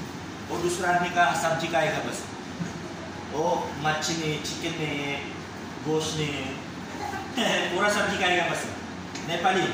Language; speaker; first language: Hindi; non-native, learner; Filipino